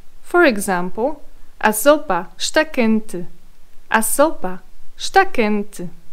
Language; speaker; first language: Portuguese; non-native, fluent; Polish